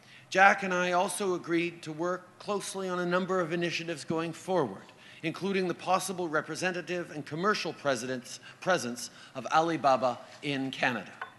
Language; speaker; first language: English; native; English